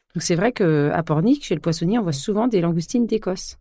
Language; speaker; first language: French; native; French